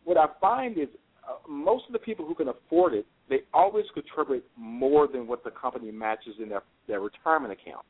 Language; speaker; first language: English; native; English